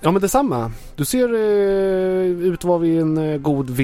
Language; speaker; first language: Swedish; native; Swedish